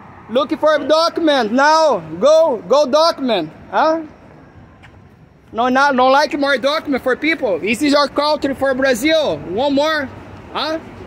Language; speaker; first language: English; non-native, learner; Portuguese